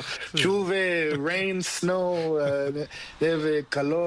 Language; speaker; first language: Spanish; non-native, learner; Portuguese